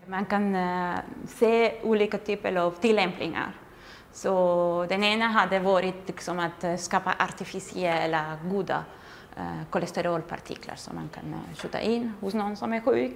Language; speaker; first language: Swedish; non-native, fluent; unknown